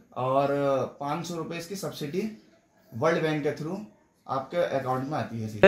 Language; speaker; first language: Hindi; native; Hindi